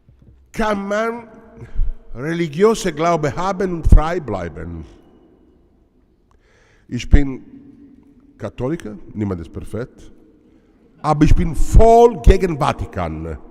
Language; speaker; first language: German; non-native, learner; Italian